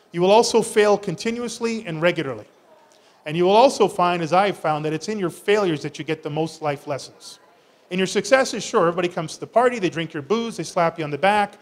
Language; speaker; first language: English; native; English